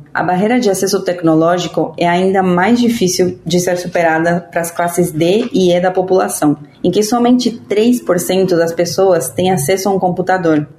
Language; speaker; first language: Portuguese; non-native, fluent; Spanish